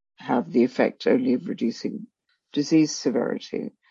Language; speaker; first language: English; non-native, local second language; Bangla